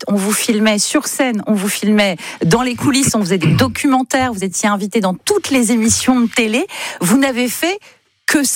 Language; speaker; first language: French; native; French